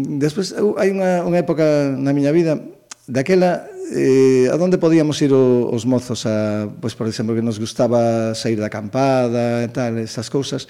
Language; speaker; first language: Galician; native; Galician